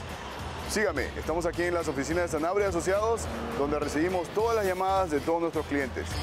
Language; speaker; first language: Spanish; native; Spanish